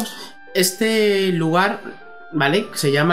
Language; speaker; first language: Spanish; native; Spanish